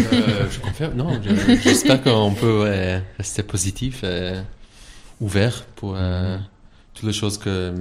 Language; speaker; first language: French; non-native, learner; Hebrew